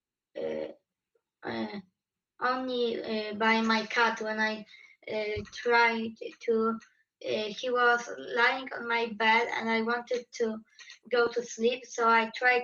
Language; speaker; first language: English; non-native, fluent; Polish